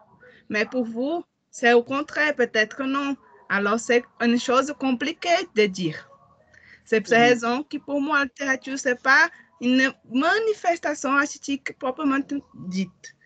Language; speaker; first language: French; non-native, learner; Portuguese